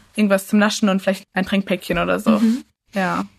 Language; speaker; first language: German; early bilingual, other home language; English